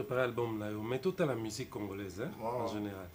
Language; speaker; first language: French; non-native, local second language; Lingala